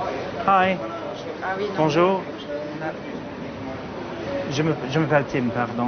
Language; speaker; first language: French; non-native, fluent; English